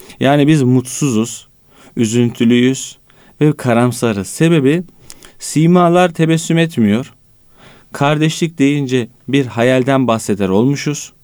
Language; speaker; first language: Turkish; native; Turkish